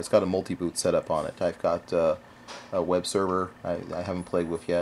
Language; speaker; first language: English; native; English